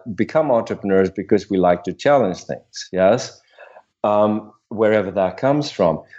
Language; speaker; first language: English; non-native, fluent; Swedish